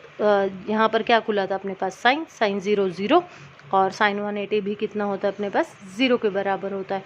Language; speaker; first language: Hindi; native; Hindi